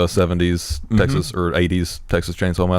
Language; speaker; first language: English; native; English